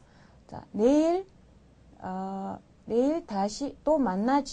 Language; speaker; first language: Korean; non-native, fluent; Mongolian